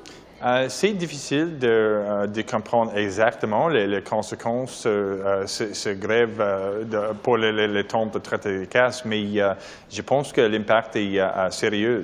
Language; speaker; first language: French; non-native, learner; English